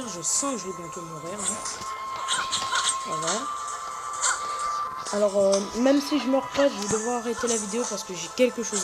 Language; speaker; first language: French; native; French